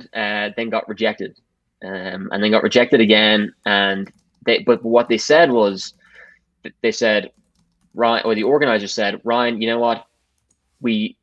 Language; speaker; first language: English; native; English